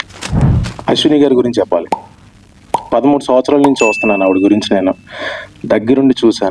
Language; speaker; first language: Telugu; native; Telugu